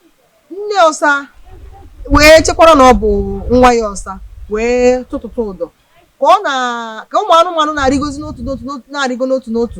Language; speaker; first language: Igbo; native; Igbo